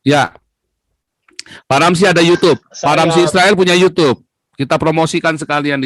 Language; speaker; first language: Indonesian; native; Indonesian